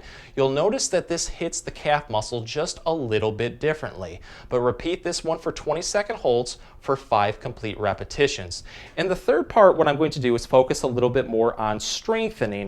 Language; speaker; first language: English; native; English